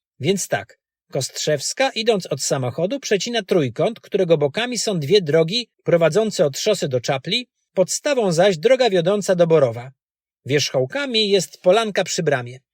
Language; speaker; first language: Polish; native; Polish